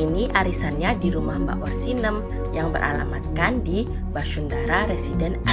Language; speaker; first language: Indonesian; native; Indonesian